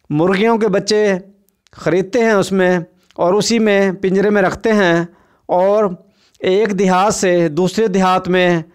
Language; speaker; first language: Urdu; non-native, local second language; Saraiki